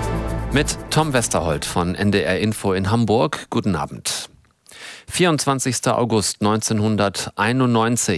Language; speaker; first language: German; native; German